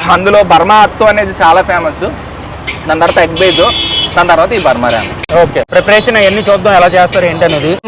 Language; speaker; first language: Telugu; early bilingual, other home language; Burmese